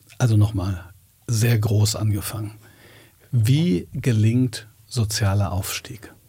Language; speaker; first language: German; native; German